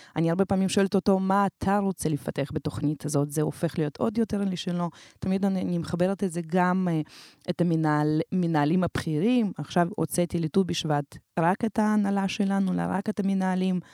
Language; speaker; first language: Hebrew; early bilingual, other home language; Romanian